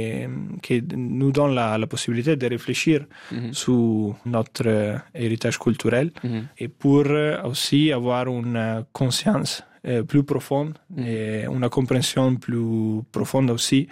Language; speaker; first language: French; non-native, fluent; Italian